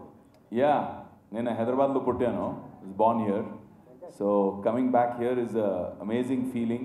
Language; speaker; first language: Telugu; non-native, local second language; Hindi